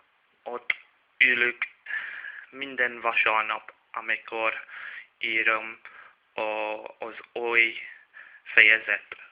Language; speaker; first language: Hungarian; non-native, learner; Czech